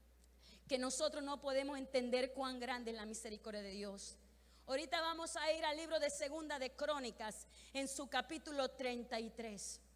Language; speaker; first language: Spanish; native; Spanish